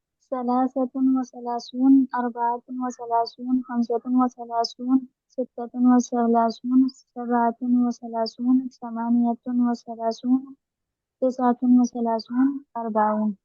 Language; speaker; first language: Arabic; non-native, learner; Urdu